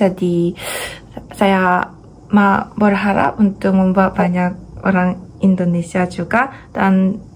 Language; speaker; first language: Indonesian; non-native, learner; Korean